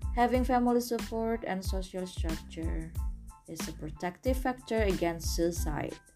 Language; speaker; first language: English; non-native, fluent; Indonesian